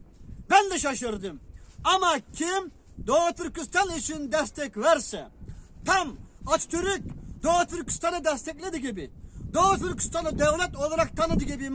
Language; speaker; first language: Turkish; non-native, learner; Uyghur